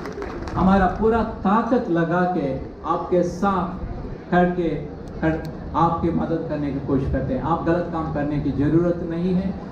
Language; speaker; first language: Hindi; non-native, local second language; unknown